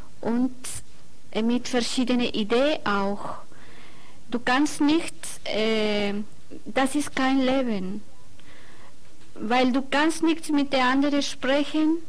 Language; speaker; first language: German; non-native, learner; Spanish